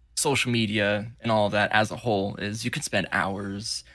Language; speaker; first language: English; native; English